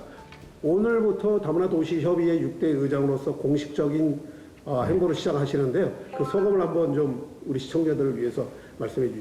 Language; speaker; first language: Korean; native; Korean